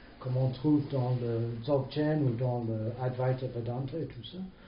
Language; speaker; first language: French; non-native, fluent; English